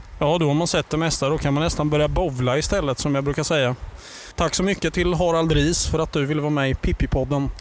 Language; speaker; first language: Swedish; native; Swedish